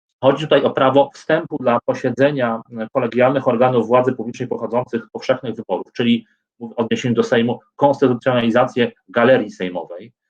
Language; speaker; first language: Polish; native; Polish